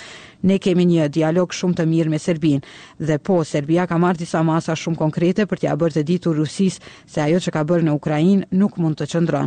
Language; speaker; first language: Albanian; native; Albanian